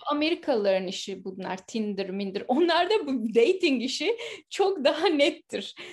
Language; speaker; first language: Turkish; native; Turkish